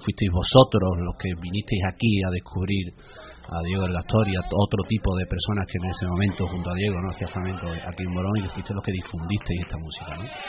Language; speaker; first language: Spanish; native; Spanish